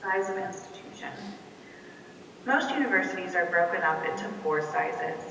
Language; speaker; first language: English; native; English